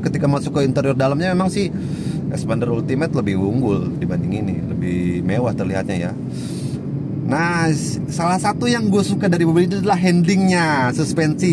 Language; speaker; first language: Indonesian; native; Indonesian